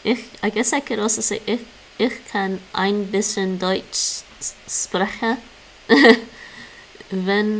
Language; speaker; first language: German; non-native, learner; English